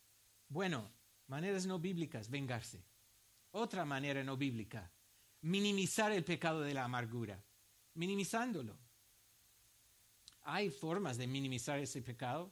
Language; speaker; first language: Spanish; non-native, fluent; English